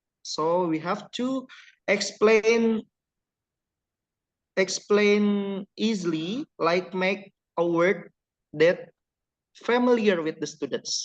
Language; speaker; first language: English; non-native, learner; Indonesian